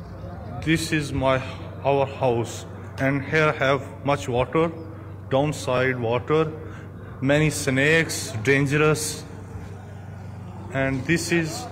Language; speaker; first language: English; non-native, learner; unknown